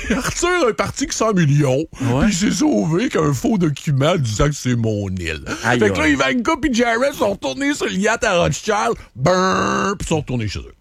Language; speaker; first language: French; native; French